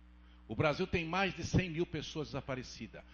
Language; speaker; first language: Portuguese; native; Portuguese